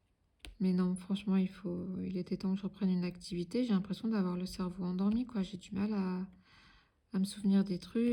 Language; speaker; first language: French; native; French